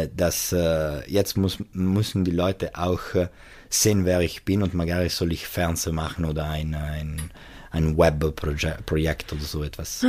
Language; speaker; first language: German; non-native, local second language; Italian